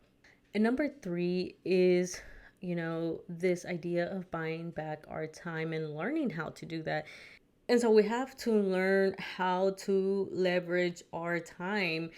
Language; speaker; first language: English; early bilingual, other home language; Spanish